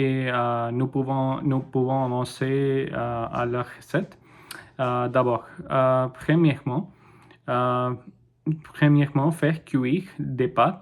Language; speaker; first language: French; non-native, learner; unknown